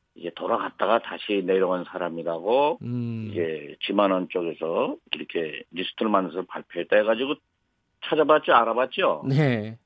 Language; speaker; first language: Korean; native; Korean